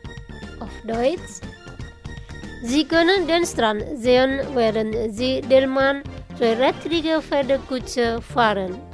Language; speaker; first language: German; non-native, fluent; Indonesian